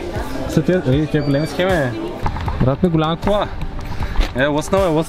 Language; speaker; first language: Bulgarian; native; Bulgarian